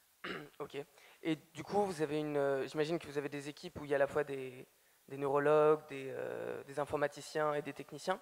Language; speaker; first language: French; native; French